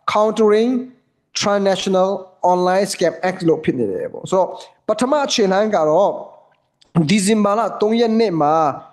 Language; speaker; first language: Burmese; native; Burmese